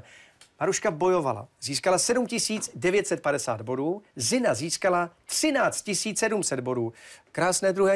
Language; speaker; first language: Czech; native; Czech